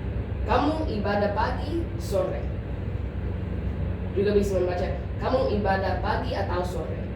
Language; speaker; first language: Indonesian; non-native, learner; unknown